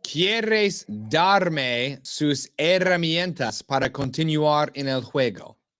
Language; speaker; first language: Spanish; non-native, learner; English